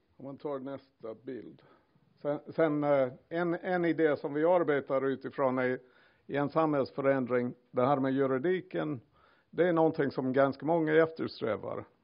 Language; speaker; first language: Swedish; non-native, fluent; English